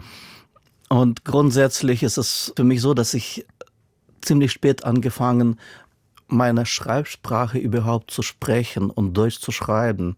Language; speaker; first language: German; non-native, fluent; Russian